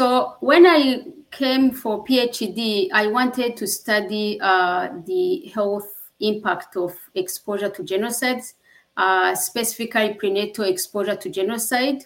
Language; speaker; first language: English; non-native, local second language; Kinyarwanda